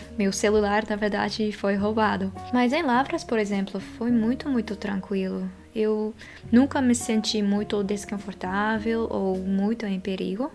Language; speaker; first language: Portuguese; non-native, fluent; Dutch